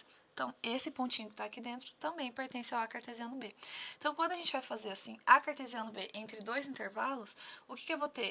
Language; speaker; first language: Portuguese; native; Portuguese